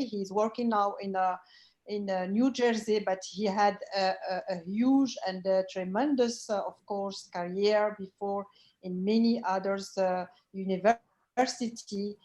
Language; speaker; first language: English; non-native, fluent; Arabic